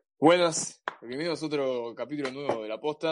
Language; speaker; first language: Spanish; native; Spanish